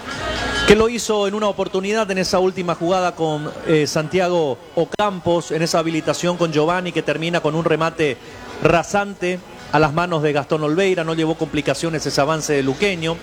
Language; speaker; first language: Spanish; native; Spanish